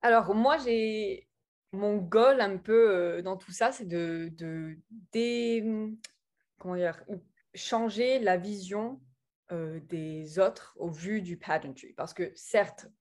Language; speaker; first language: French; early bilingual, other home language; English